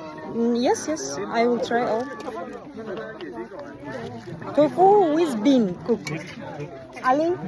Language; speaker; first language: English; non-native, learner; Kazakh